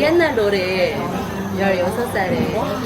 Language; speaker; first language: Korean; non-native, fluent; Chinese